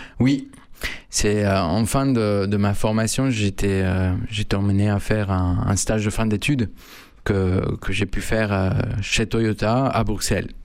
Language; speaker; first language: French; non-native, fluent; Spanish